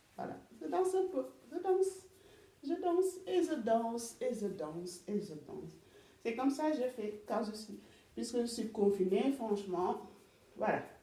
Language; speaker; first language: French; non-native, local second language; Wolof